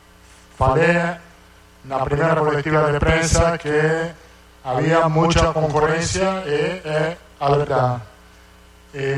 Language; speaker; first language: Portuguese; non-native, fluent; Italian